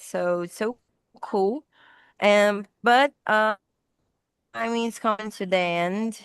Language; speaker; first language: English; non-native, learner; Portuguese